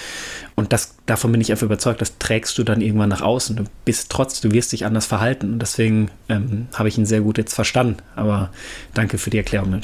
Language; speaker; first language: German; native; German